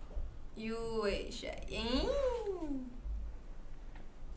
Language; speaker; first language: English; non-native, learner; Korean